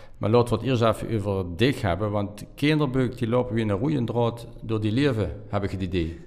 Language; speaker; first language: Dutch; native; Dutch